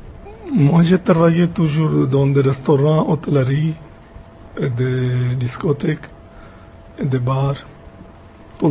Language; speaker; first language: French; non-native, fluent; Punjabi